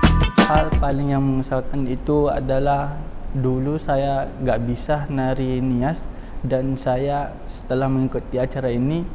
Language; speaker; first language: Indonesian; non-native, fluent; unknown